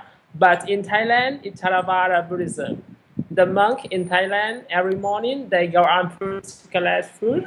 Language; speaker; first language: English; non-native, learner; Vietnamese